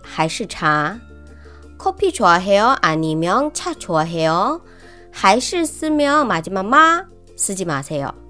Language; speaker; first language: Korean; non-native, fluent; Chinese